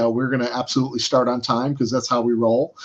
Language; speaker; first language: English; native; English